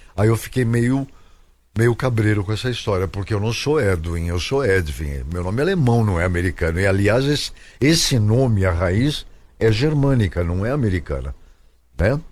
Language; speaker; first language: Portuguese; native; Portuguese